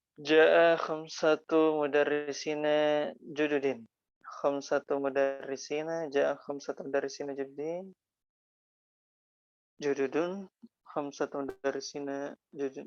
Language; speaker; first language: Arabic; non-native, fluent; Indonesian